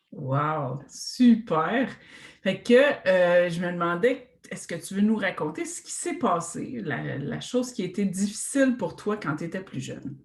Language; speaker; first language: French; native; French